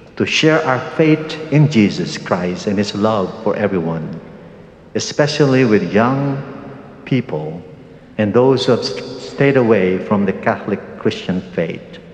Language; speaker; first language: English; non-native, local second language; Pampanga